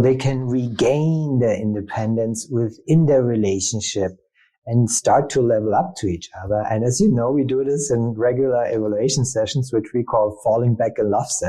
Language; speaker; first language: English; non-native, fluent; German